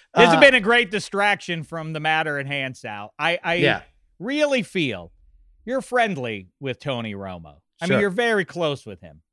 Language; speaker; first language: English; native; English